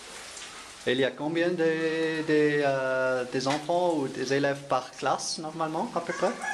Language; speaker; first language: French; non-native, fluent; German